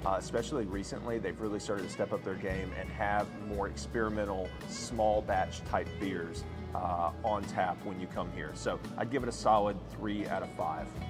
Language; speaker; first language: English; native; English